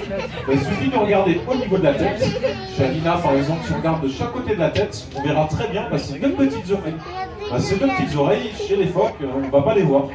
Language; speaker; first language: French; native; French